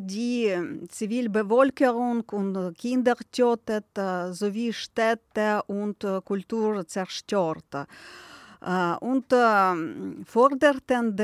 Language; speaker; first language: German; non-native, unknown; Ukrainian